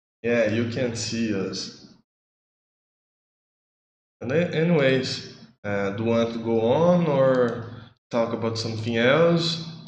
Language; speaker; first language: English; non-native, learner; Portuguese